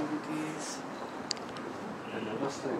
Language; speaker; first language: English; non-native, learner; German